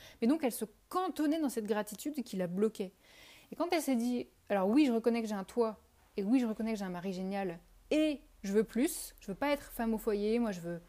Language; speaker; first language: French; native; French